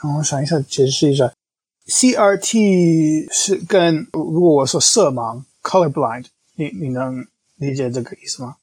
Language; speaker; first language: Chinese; non-native, fluent; English